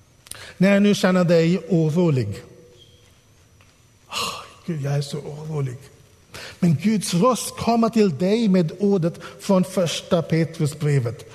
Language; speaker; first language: Swedish; non-native, fluent; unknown